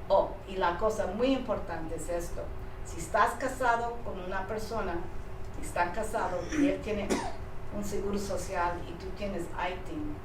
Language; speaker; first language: Spanish; early bilingual, heritage; Spanish